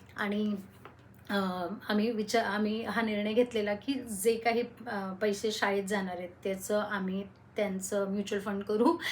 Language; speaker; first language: Marathi; non-native, local second language; Hindi